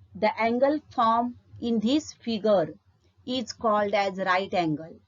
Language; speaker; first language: English; non-native, local second language; Marathi